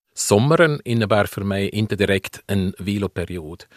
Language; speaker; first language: Swedish; non-native, fluent; Swiss German